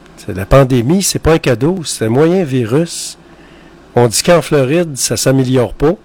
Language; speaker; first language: French; native; French